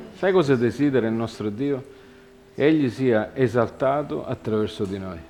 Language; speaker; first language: Italian; non-native, fluent; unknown